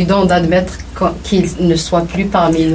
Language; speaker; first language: French; non-native, local second language; Kabyle